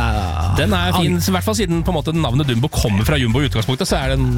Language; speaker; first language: Norwegian; native; Norwegian